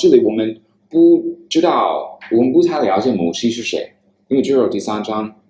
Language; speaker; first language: Chinese; non-native, fluent; English